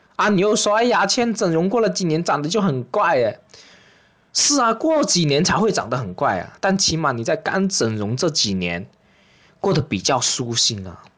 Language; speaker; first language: Chinese; native; Chinese